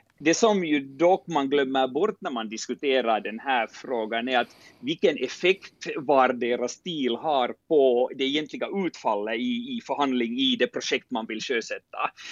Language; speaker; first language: Swedish; native; Swedish